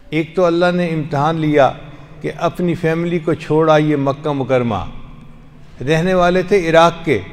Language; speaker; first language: Urdu; non-native, local second language; Punjabi